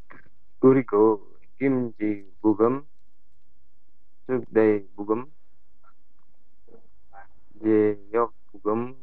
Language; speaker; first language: Korean; non-native, learner; Indonesian